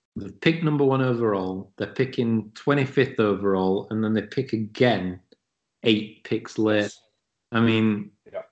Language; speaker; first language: English; native; English